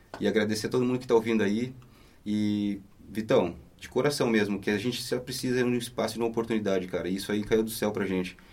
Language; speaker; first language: Portuguese; native; Portuguese